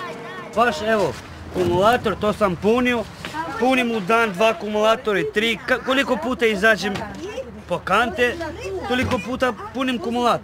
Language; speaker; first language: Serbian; non-native, local second language; Romany